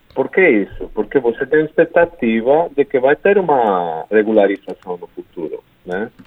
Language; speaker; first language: Portuguese; non-native, fluent; Spanish